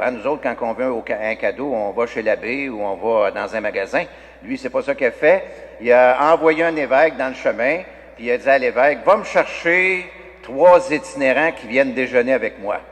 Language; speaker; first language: French; native; French